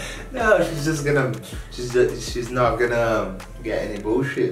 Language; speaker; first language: English; non-native, fluent; Portuguese